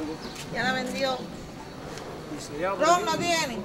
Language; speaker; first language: Spanish; native; Spanish